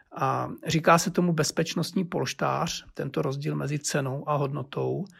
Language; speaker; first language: Czech; native; Czech